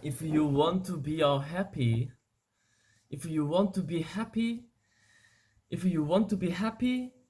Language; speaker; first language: English; non-native, learner; Korean